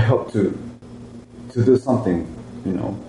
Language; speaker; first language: English; non-native, learner; Spanish